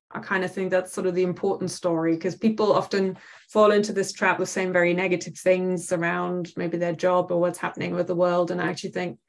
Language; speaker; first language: English; non-native, fluent; German